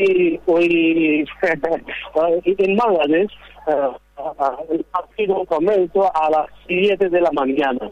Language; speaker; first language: Spanish; non-native, learner; Bangla